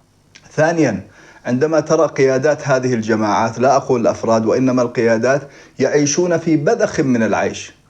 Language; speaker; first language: Arabic; native; Arabic